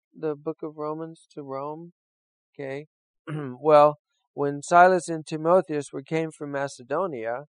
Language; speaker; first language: English; native; English